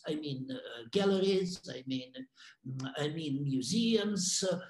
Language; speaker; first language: English; non-native, fluent; Russian